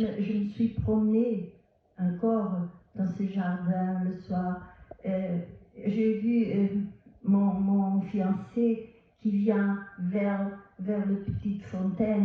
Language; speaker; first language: French; non-native, fluent; Portuguese